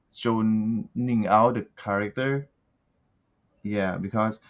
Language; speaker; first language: English; non-native, learner; Thai